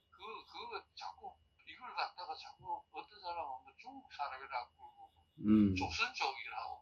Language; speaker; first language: Korean; early bilingual, heritage; Korean